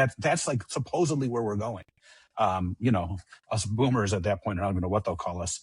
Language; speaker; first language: English; native; English